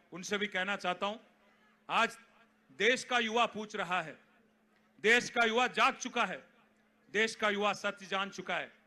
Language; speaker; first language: Hindi; non-native, local second language; Telugu